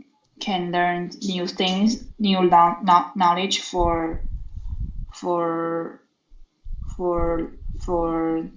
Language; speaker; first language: English; non-native, learner; Chinese